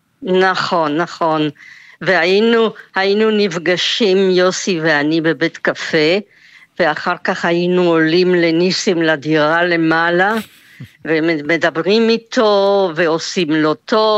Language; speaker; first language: Hebrew; non-native, fluent; French